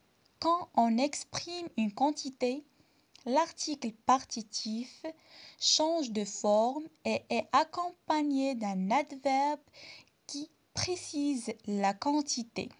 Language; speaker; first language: French; non-native, local second language; Arabic